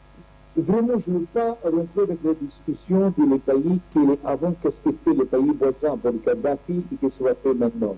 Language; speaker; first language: French; non-native, learner; Arabic